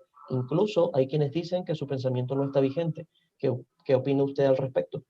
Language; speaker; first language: Spanish; native; Spanish